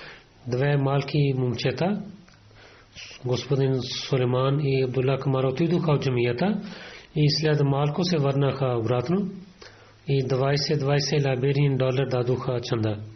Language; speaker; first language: Bulgarian; non-native, fluent; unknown